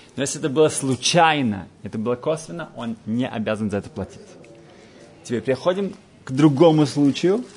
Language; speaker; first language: Russian; early bilingual, heritage; Russian